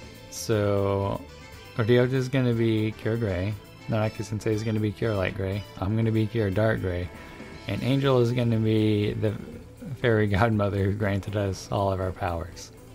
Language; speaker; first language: English; native; English